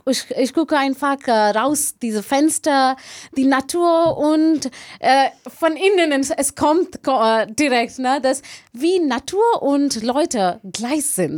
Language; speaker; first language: German; non-native, learner; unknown